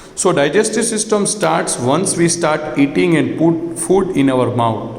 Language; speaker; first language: English; non-native, local second language; Gujarati